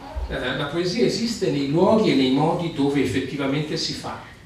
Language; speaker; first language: Italian; native; Italian